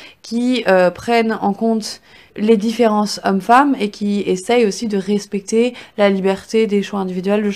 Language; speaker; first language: French; native; French